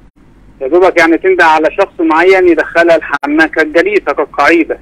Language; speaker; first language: Arabic; native; Arabic